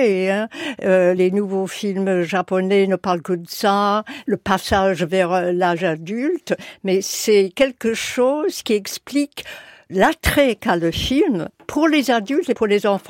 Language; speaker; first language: French; non-native, fluent; English